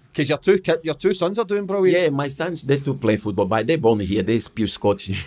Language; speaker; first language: English; non-native, learner; Portuguese